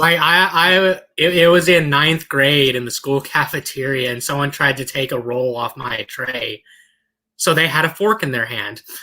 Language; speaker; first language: English; native; English